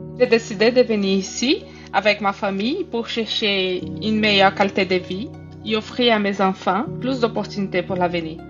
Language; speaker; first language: French; non-native, fluent; Portuguese